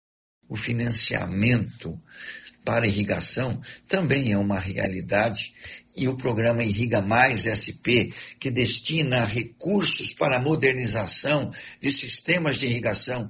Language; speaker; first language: Portuguese; native; Portuguese